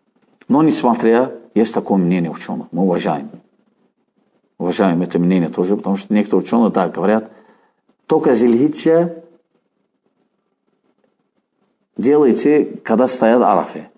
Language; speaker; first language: Russian; non-native, fluent; Azerbaijani